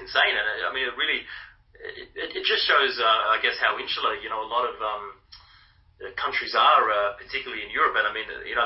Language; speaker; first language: English; native; English